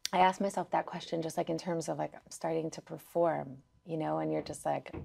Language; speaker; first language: English; early bilingual, other home language; Yiddish